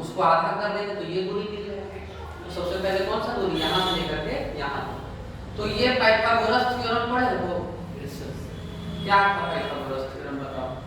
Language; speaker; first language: Hindi; native; Hindi